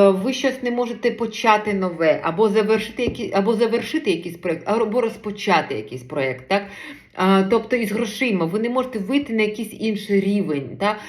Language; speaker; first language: Ukrainian; non-native, local second language; Russian